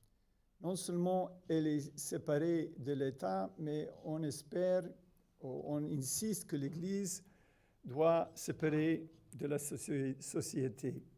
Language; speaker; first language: French; non-native, fluent; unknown